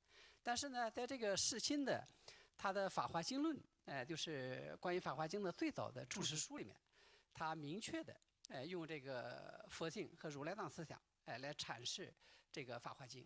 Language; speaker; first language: Chinese; native; Chinese